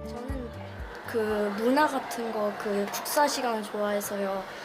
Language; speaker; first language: Korean; early bilingual, heritage; Korean